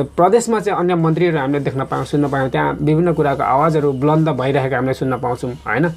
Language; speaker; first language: Nepali; non-native, local second language; Limbu